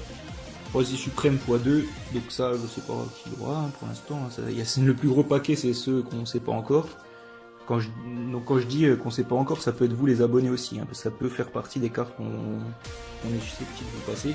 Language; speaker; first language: French; native; French